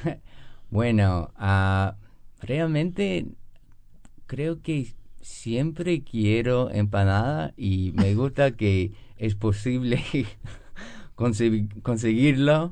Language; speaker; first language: Spanish; non-native, fluent; English